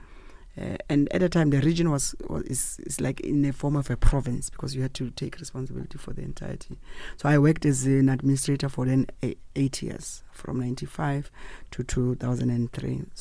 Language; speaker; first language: English; non-native, local second language; Tswana